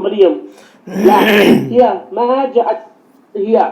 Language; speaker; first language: Arabic; non-native, learner; Urdu